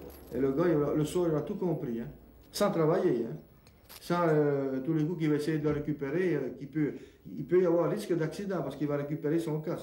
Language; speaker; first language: French; native; French